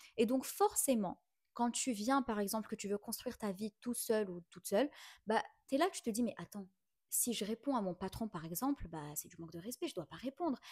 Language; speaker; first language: French; non-native, local second language; Arabic